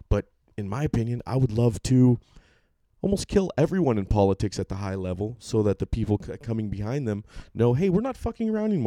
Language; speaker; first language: English; native; English